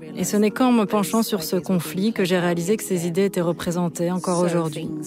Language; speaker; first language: French; early bilingual, other home language; Arabic